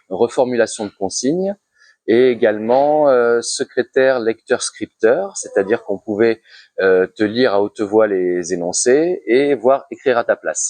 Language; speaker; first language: French; native; French